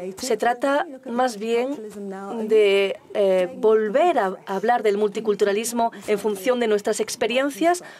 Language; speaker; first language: Spanish; non-native, fluent; Turkish